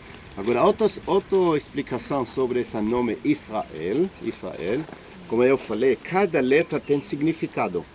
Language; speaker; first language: Portuguese; non-native, learner; Hebrew